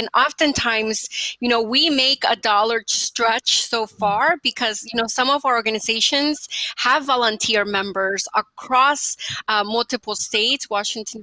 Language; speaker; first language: English; early bilingual, other home language; Spanish